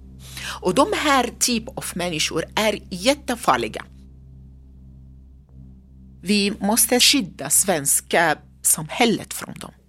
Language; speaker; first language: Swedish; non-native, learner; Arabic